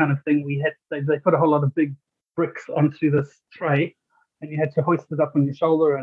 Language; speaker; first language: English; native; English